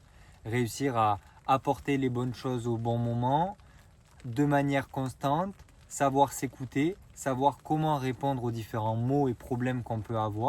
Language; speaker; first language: French; native; French